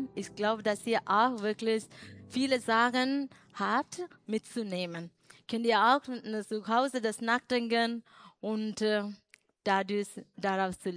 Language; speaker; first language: German; non-native, learner; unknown